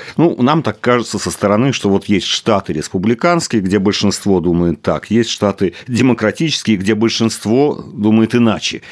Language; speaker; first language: Russian; native; Russian